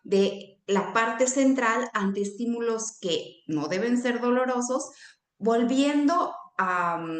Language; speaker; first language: Spanish; native; Spanish